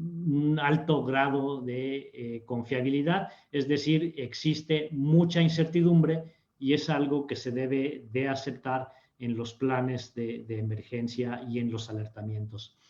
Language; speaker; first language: Spanish; native; Spanish